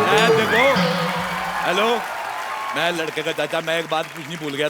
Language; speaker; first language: Hindi; native; Hindi